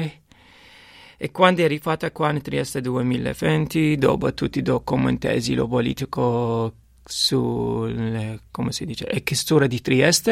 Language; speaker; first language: Italian; non-native, learner; Arabic